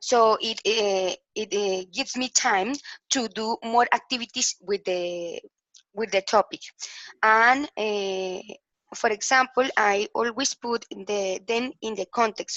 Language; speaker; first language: English; non-native, learner; Spanish